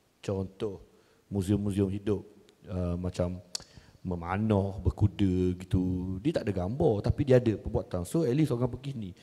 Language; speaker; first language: Malay; native; Malay